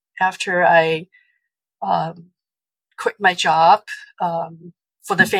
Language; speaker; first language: English; non-native, fluent; Chinese